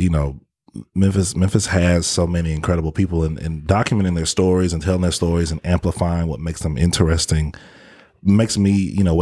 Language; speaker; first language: English; native; English